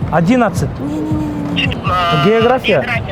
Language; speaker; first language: Russian; non-native, local second language; Kyrgyz